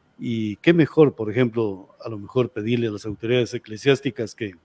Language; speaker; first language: Spanish; native; Spanish